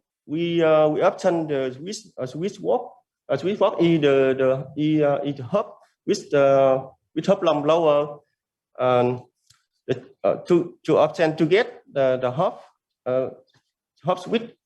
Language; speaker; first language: English; non-native, learner; Vietnamese